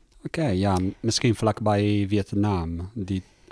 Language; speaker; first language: Dutch; non-native, learner; Italian